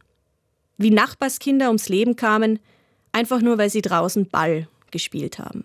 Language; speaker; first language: German; native; German